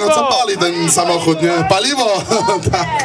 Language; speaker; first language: Polish; non-native, learner; Slovak